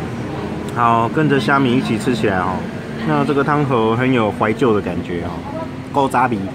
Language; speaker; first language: Chinese; native; Chinese